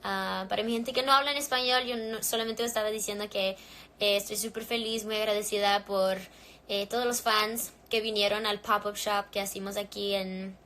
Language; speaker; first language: Spanish; early bilingual, other home language; English